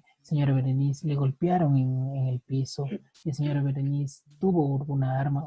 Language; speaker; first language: Spanish; native; Spanish